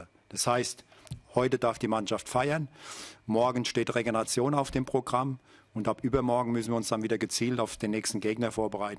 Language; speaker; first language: German; native; German